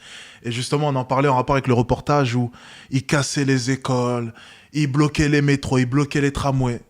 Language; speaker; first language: French; native; French